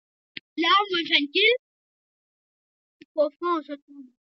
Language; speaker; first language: French; non-native, local second language; Morisyen